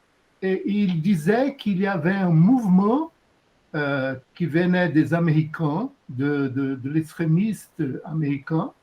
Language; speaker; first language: French; non-native, fluent; Portuguese